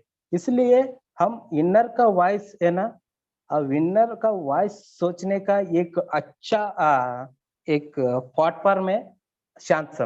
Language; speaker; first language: Hindi; non-native, learner; Kannada